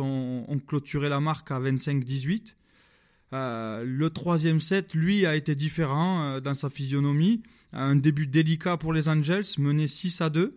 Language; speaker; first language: French; native; French